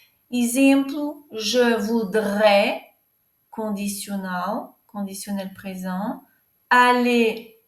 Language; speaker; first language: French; non-native, fluent; Portuguese